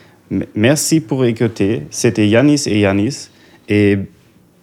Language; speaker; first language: French; non-native, learner; German